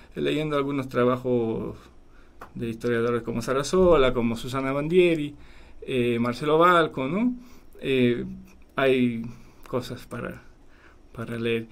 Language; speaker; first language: Spanish; non-native, fluent; Polish